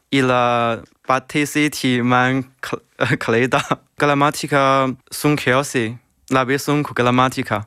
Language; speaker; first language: Lithuanian; non-native, learner; Chinese